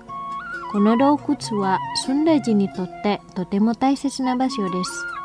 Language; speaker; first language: Japanese; non-native, fluent; Indonesian